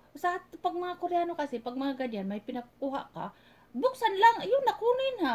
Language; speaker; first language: Filipino; non-native, local second language; Cebuano